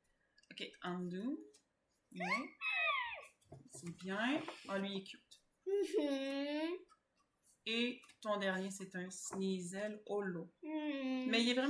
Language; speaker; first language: French; native; French